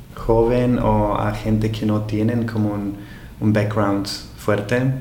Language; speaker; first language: Spanish; non-native, fluent; German